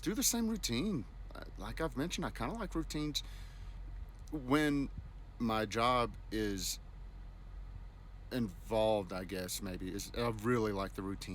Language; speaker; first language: English; native; English